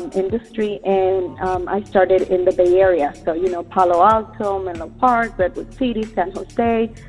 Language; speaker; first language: English; early bilingual, other home language; Spanish